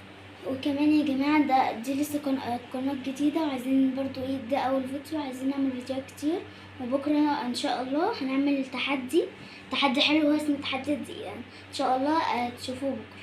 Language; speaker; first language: Arabic; native; Arabic